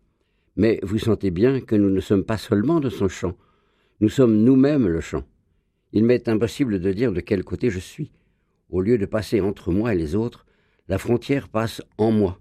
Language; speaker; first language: French; native; French